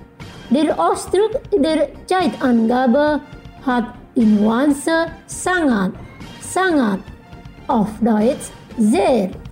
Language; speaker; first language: German; non-native, fluent; Indonesian